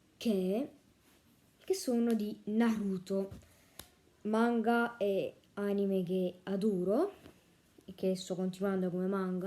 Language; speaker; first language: Italian; native; Italian